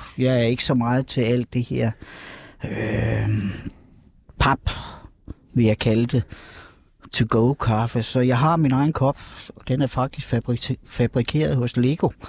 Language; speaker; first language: Danish; native; Danish